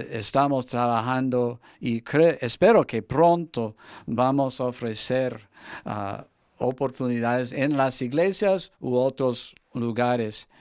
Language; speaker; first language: Spanish; non-native, fluent; English